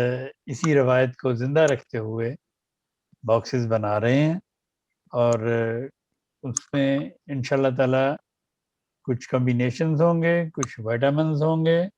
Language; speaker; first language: Urdu; native; Urdu